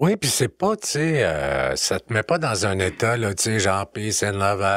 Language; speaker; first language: French; native; French